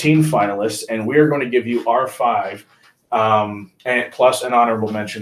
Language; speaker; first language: English; native; English